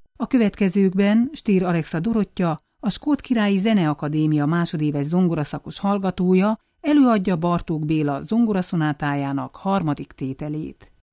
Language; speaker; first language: Hungarian; native; Hungarian